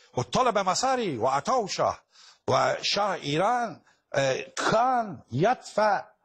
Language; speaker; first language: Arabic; non-native, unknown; Persian